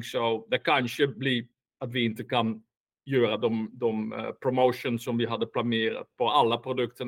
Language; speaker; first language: Swedish; non-native, fluent; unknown